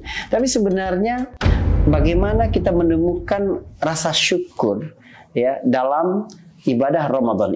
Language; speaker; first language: Indonesian; native; Indonesian